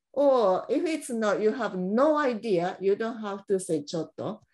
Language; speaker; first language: English; non-native, fluent; Japanese